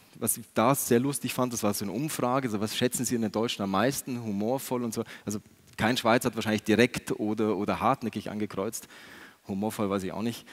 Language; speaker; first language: German; native; German